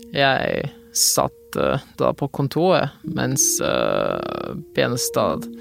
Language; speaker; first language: Norwegian; non-native, fluent; Polish